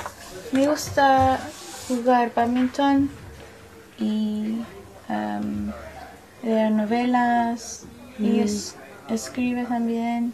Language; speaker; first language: Spanish; non-native, learner; English